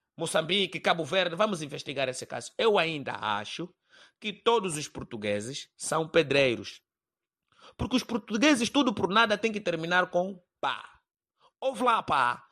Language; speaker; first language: Portuguese; native; Portuguese